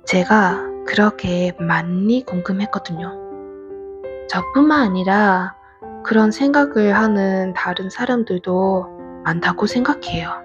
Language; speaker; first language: Korean; non-native, fluent; Vietnamese